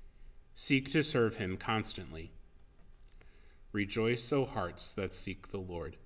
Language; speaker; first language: English; native; English